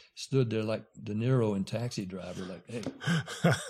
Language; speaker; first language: English; native; English